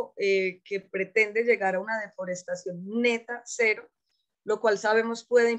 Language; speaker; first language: Spanish; native; Spanish